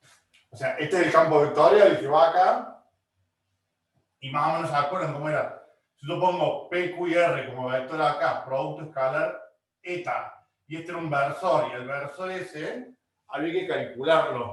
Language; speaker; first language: Spanish; native; Spanish